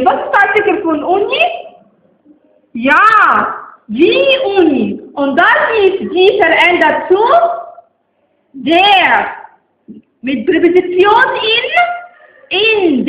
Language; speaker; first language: German; non-native, fluent; Arabic